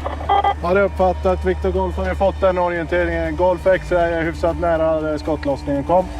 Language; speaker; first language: Swedish; native; Swedish